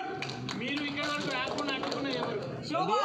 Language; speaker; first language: Telugu; non-native, learner; Hindi